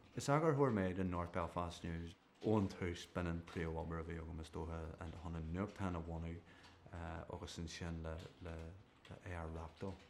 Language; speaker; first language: Irish; non-native, local second language; English